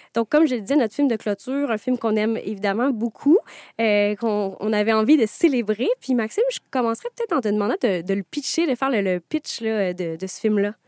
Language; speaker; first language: French; native; French